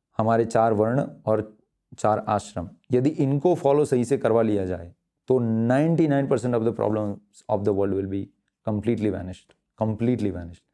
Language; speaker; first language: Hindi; non-native, local second language; Gujarati